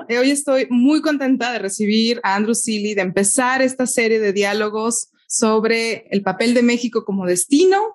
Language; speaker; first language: Spanish; native; Spanish